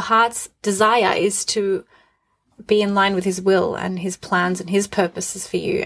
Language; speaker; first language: English; native; English